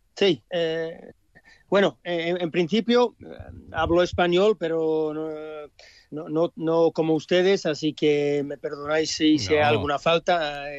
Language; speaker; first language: Spanish; early bilingual, heritage; English